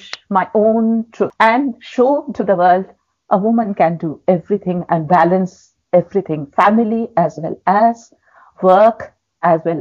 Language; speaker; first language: English; non-native, local second language; Bangla